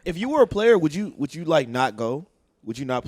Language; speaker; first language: English; native; English